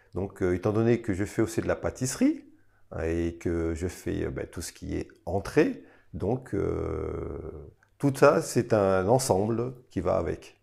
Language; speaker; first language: French; native; French